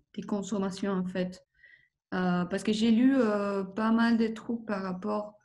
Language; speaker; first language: French; non-native, fluent; Spanish